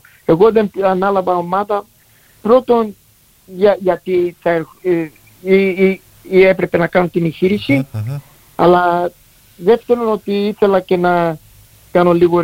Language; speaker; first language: Greek; early bilingual, heritage; Greek